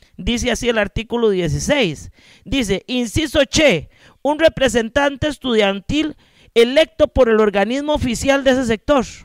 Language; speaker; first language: Spanish; native; Spanish